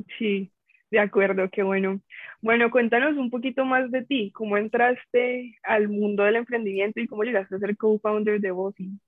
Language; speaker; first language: Spanish; native; Spanish